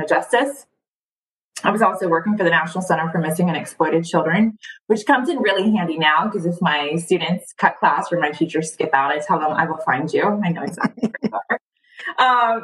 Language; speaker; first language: English; early bilingual, other home language; Spanish